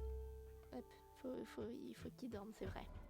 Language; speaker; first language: French; native; French